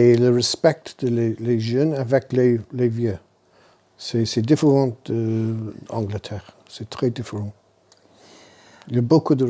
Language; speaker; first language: French; non-native, learner; English